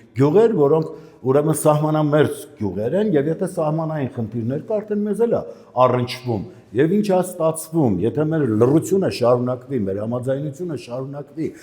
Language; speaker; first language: Armenian; native; Armenian